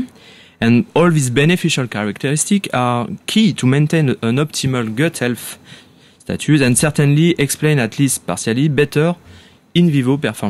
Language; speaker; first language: English; non-native, fluent; French